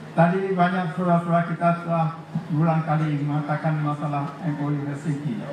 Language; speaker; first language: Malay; non-native, local second language; Achinese